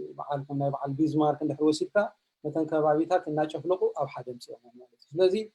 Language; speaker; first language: Tigrinya; native; Tigrinya